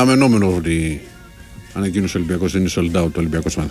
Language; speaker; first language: Greek; native; Greek